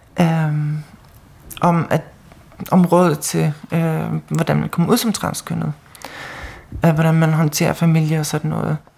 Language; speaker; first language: Danish; non-native, local second language; Faroese